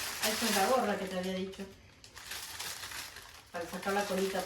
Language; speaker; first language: Spanish; native; Spanish